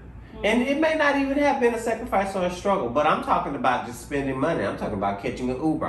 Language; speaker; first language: English; native; English